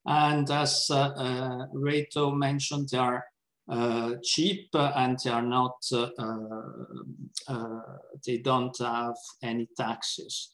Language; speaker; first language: English; non-native, fluent; Italian